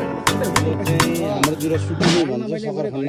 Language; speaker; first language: Nepali; native; Nepali